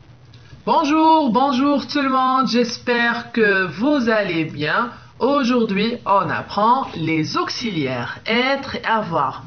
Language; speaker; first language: French; non-native, local second language; Arabic